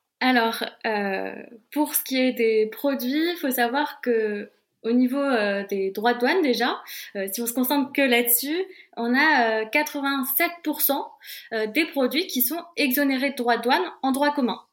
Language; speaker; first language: French; native; French